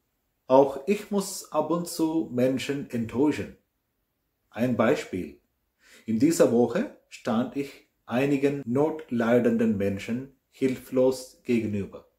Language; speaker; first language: German; non-native, fluent; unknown